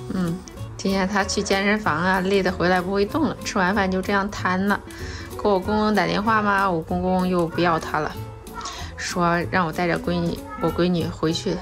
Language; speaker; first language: Chinese; native; Chinese